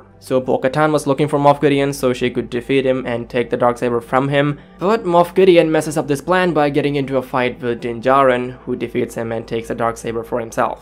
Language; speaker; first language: English; native; English